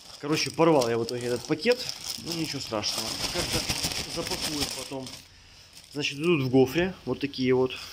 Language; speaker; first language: Russian; native; Russian